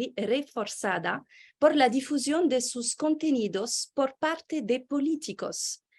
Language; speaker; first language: Spanish; non-native, fluent; French